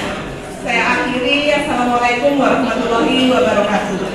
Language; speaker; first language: Indonesian; native; Indonesian